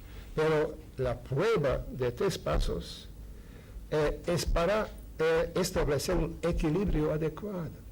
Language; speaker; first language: Spanish; non-native, fluent; Hungarian